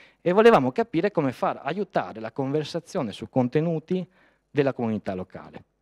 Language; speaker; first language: Italian; native; Italian